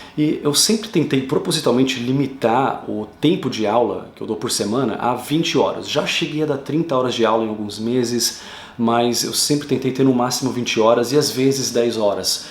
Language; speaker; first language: Portuguese; native; Portuguese